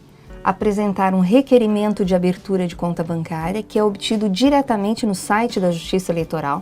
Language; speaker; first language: Portuguese; native; Portuguese